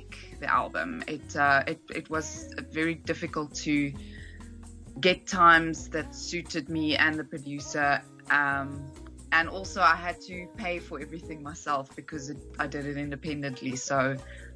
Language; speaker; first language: English; native; English